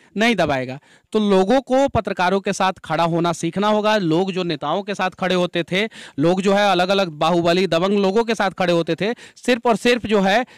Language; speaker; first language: Hindi; native; Hindi